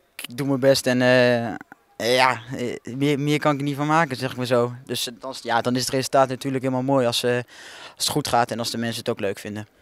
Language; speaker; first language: Dutch; native; Dutch